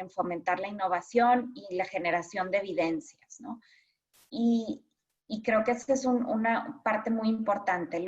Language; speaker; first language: Spanish; native; Spanish